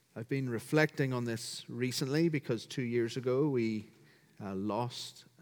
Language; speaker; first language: English; native; English